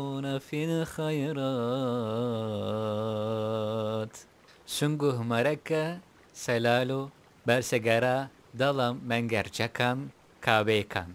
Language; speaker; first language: Indonesian; non-native, learner; Turkish